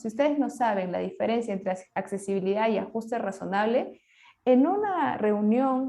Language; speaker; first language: Spanish; native; Spanish